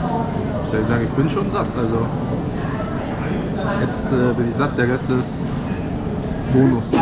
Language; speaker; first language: German; native; German